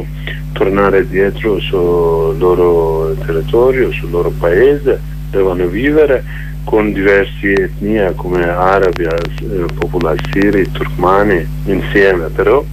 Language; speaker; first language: Italian; non-native, learner; Kurdish